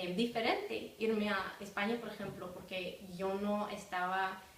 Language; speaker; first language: Spanish; non-native, fluent; English